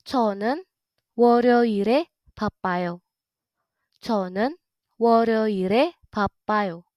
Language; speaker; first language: Korean; non-native, fluent; Indonesian